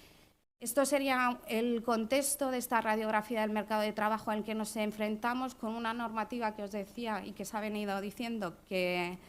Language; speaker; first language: Spanish; native; Spanish